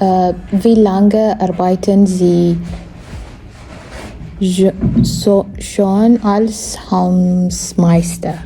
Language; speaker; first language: German; non-native, learner; Amharic